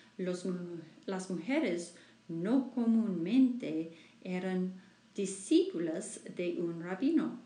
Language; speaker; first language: Spanish; non-native, learner; English